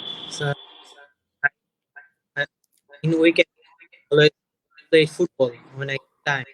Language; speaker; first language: English; non-native, learner; Bangla